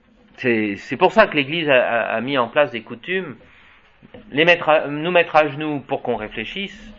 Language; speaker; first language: French; native; French